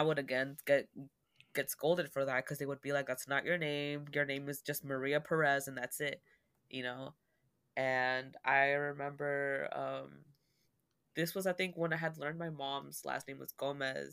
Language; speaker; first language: English; early bilingual, other home language; Spanish